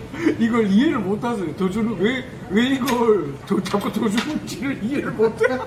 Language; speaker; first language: Korean; native; Korean